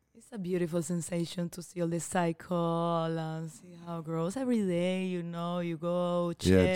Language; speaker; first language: English; non-native, fluent; Spanish